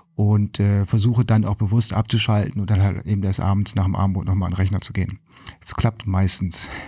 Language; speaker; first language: German; native; German